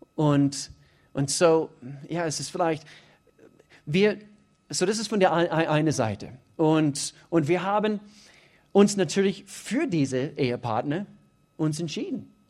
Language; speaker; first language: German; non-native, fluent; English